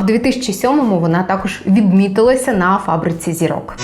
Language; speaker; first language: Ukrainian; native; Ukrainian